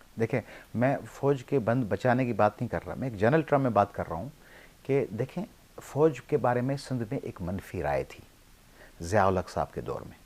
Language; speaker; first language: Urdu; non-native, local second language; Sindhi